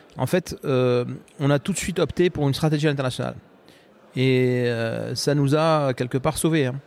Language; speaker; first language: French; non-native, local second language; Arabic